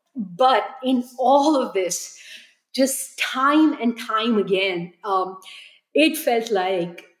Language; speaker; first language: English; non-native, local second language; Hindi